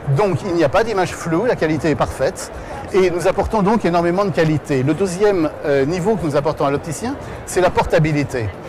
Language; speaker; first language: French; native; French